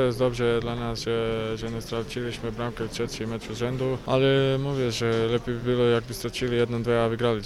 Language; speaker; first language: Polish; non-native, fluent; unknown